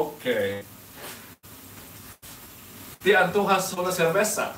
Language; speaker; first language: Spanish; non-native, learner; Filipino